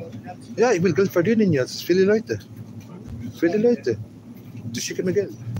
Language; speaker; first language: German; non-native, learner; Filipino